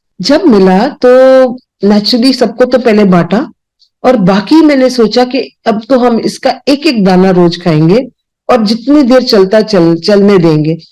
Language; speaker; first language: Hindi; non-native, local second language; Punjabi